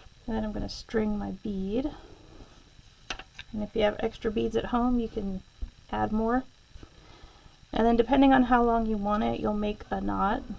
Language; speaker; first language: English; native; English